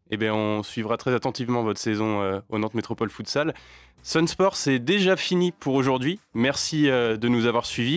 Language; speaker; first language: French; native; French